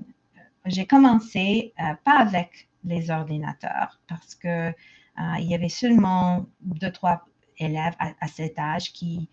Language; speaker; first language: French; non-native, local second language; English